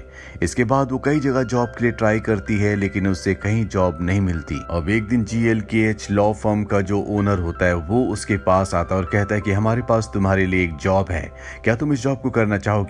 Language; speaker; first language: Hindi; native; Hindi